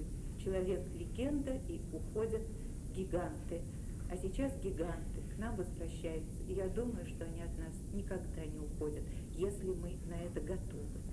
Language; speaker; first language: Russian; native; Russian